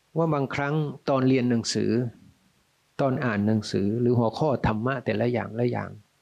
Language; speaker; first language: Thai; native; Thai